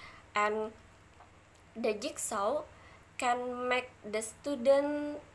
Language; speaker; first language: English; non-native, learner; Indonesian